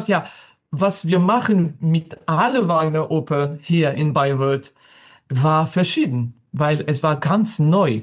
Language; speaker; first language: German; non-native, learner; French